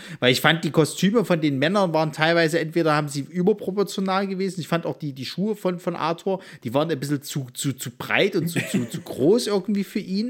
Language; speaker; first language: German; native; German